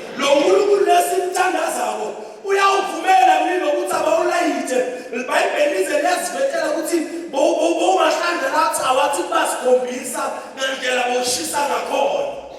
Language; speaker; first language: Zulu; non-native, local second language; Swati